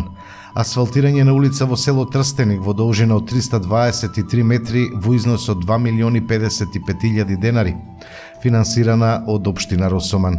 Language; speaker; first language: Macedonian; native; Macedonian